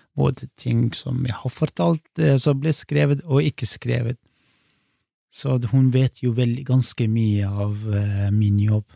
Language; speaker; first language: Norwegian; non-native, fluent; Kurdish